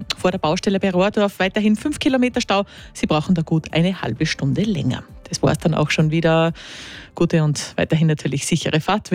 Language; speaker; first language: German; native; German